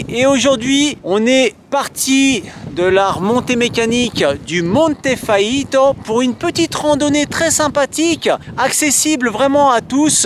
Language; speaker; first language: French; native; French